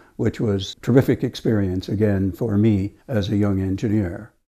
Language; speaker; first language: English; native; English